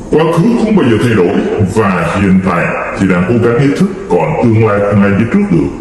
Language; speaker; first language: Vietnamese; non-native, fluent; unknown